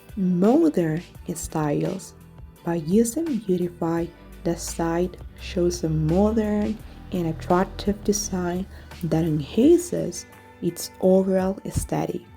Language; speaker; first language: English; non-native, fluent; Spanish